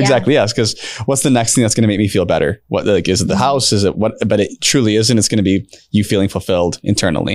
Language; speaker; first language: English; native; English